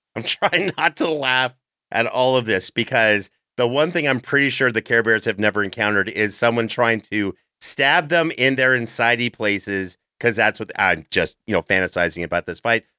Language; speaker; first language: English; native; English